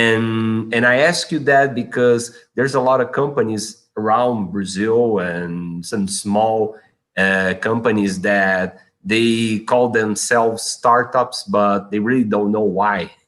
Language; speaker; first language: English; non-native, fluent; Portuguese